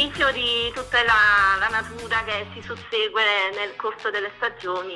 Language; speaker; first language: Italian; native; Italian